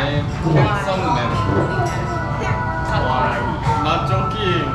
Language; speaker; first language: English; non-native, learner; Korean